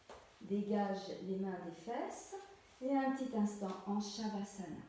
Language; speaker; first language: French; native; French